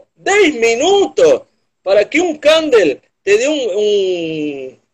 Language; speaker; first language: Portuguese; non-native, learner; Spanish